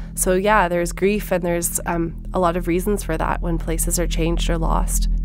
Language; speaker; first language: English; native; English